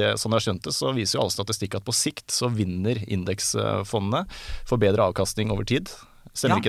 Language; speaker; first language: Norwegian; native; Norwegian